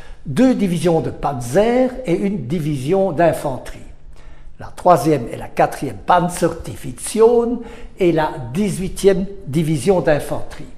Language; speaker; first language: French; native; French